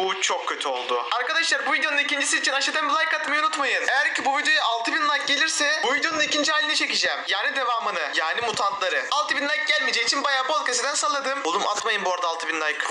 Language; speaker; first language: Turkish; native; Turkish